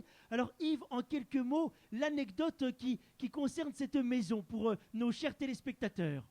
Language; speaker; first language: French; native; French